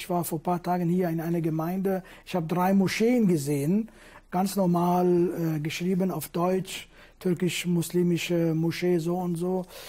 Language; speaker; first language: German; non-native, fluent; Kurdish